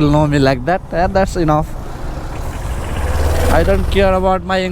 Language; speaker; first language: English; non-native, learner; Nepali